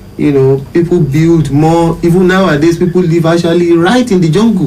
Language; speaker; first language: English; non-native, local second language; Yoruba